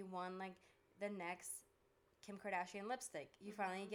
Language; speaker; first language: English; early bilingual, other home language; Greek